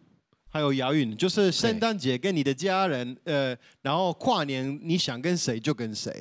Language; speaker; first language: Chinese; non-native, fluent; Italian